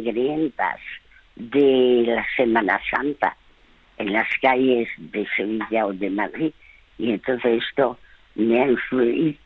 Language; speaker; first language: Spanish; early bilingual, other home language; French